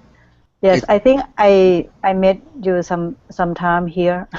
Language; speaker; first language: English; non-native, learner; Thai